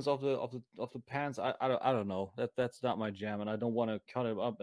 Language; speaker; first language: English; non-native, fluent; German